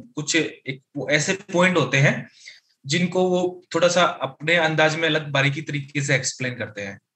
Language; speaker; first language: Hindi; native; Hindi